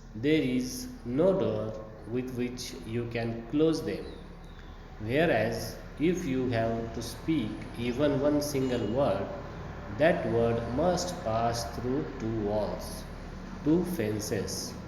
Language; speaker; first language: English; non-native, local second language; Marathi